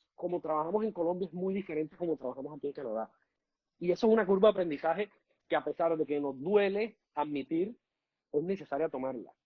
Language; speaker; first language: Spanish; native; Spanish